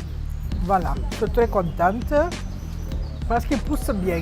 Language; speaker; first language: French; non-native, fluent; Portuguese